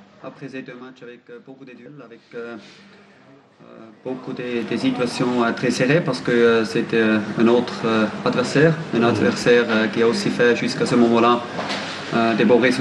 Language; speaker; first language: French; non-native, fluent; German